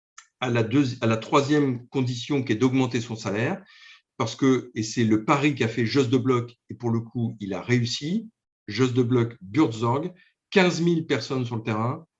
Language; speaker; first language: French; native; French